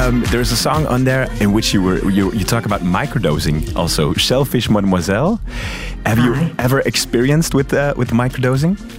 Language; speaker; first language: English; non-native, fluent; Dutch